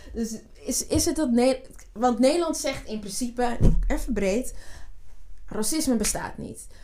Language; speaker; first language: Dutch; early bilingual, other home language; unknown